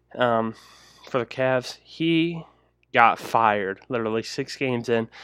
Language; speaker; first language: English; native; English